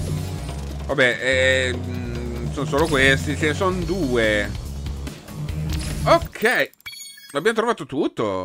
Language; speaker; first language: Italian; native; Italian